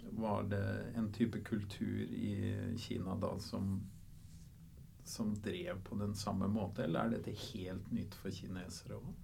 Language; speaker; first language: Norwegian; native; Norwegian